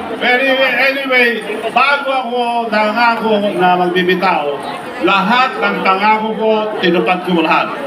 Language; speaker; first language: Filipino; non-native, local second language; Iloko